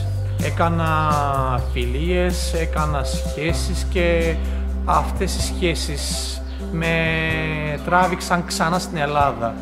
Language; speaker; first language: Greek; non-native, fluent; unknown